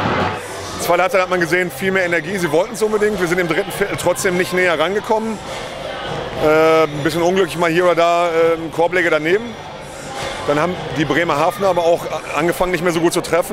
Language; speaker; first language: German; native; German